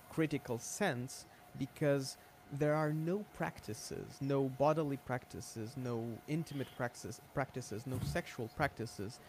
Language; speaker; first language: English; non-native, fluent; Portuguese